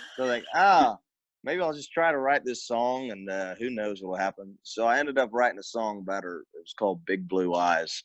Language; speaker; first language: English; native; English